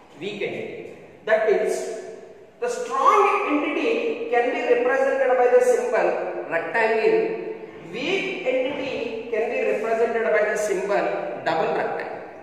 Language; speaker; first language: English; non-native, local second language; Telugu